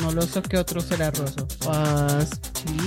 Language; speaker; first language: Italian; non-native, learner; Spanish